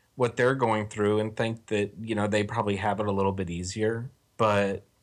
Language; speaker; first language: English; native; English